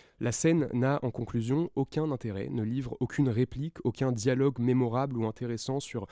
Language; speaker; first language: French; native; French